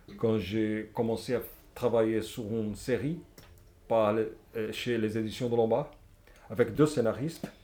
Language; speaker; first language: French; non-native, fluent; Portuguese